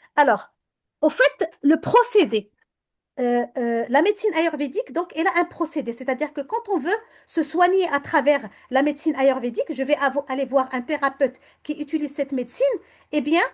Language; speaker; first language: French; non-native, local second language; Arabic